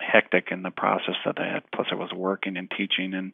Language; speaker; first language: English; native; English